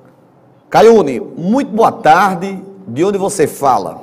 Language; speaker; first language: Portuguese; native; Portuguese